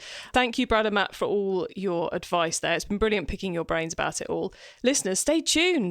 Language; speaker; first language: English; native; English